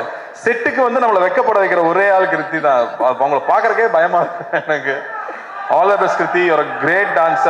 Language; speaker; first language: Tamil; native; Tamil